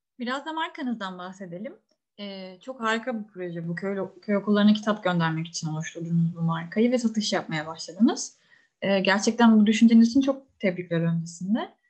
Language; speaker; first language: Turkish; native; Turkish